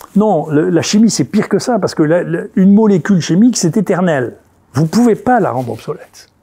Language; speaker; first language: French; native; French